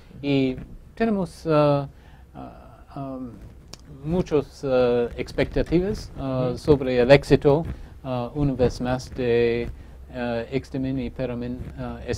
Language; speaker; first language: Spanish; non-native, fluent; English